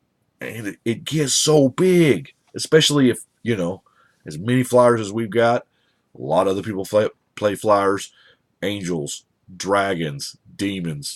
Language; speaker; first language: English; native; English